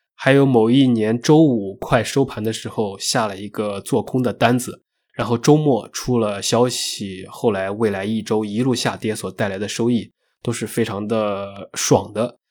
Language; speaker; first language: Chinese; native; Chinese